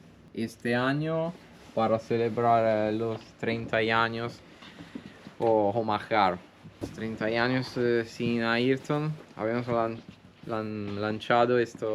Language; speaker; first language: Spanish; non-native, learner; Italian